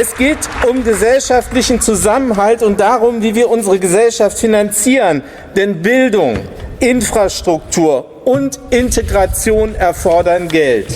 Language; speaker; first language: German; native; German